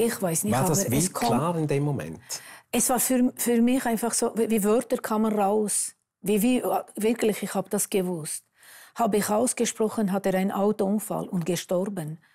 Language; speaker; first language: German; non-native, fluent; Armenian